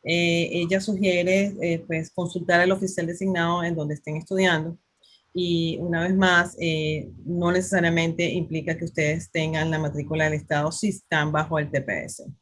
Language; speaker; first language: Spanish; native; Spanish